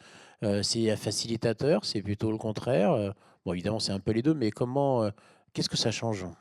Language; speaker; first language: French; native; French